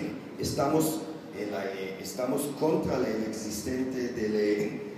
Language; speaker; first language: Spanish; non-native, learner; Hebrew